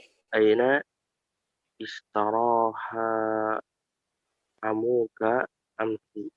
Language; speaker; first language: Arabic; non-native, learner; Indonesian